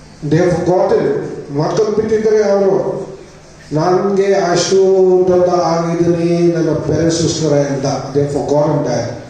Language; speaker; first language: Kannada; non-native, learner; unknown